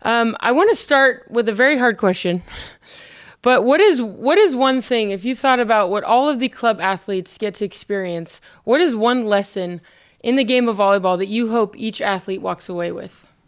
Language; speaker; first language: English; native; English